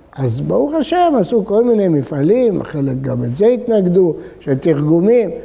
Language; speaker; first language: Hebrew; early bilingual, other home language; Arabic